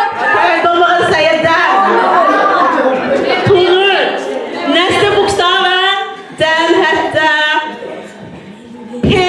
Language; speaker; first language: Norwegian; non-native, fluent; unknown